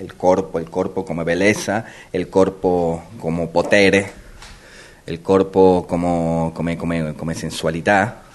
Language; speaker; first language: Italian; non-native, learner; Spanish